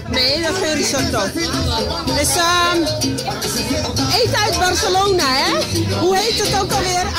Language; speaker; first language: Dutch; early bilingual, other home language; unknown